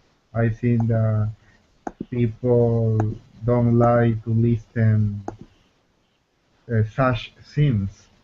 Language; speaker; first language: English; non-native, learner; Spanish